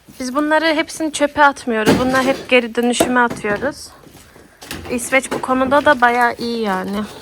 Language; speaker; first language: Turkish; early bilingual, heritage; Turkish